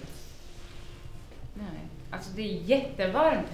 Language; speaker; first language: Swedish; native; Swedish